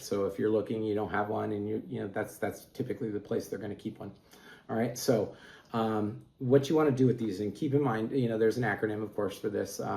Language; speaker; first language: English; native; English